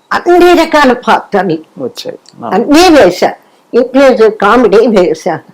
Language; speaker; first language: Telugu; non-native, local second language; Kannada